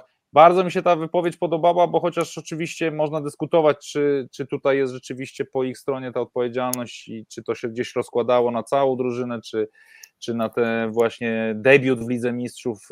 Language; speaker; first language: Polish; native; Polish